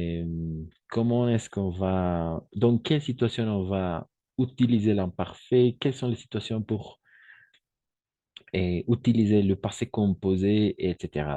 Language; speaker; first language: French; non-native, fluent; Spanish